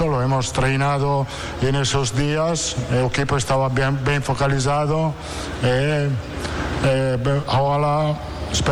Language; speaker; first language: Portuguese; non-native, fluent; Italian